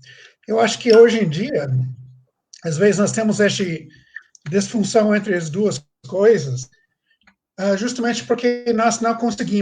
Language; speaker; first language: Portuguese; non-native, fluent; English